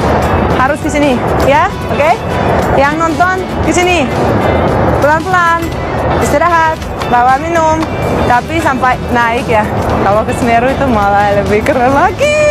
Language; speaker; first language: Indonesian; non-native, fluent; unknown